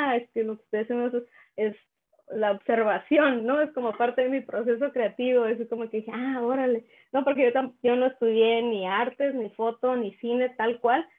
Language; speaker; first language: Spanish; native; Spanish